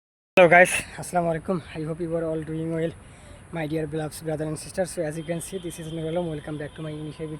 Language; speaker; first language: English; non-native, learner; Bangla